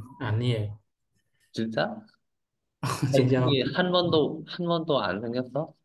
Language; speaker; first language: Korean; non-native, fluent; Vietnamese